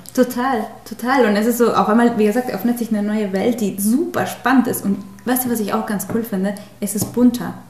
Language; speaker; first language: German; non-native, fluent; Spanish